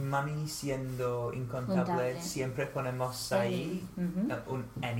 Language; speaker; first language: Spanish; non-native, fluent; English